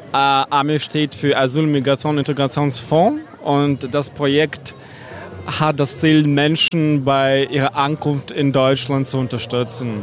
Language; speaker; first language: German; non-native, fluent; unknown